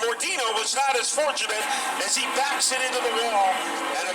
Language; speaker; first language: English; native; English